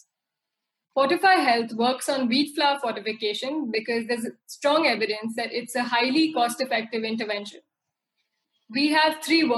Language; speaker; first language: English; non-native, local second language; Hindi